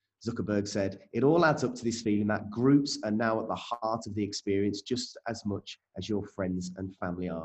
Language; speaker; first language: English; native; English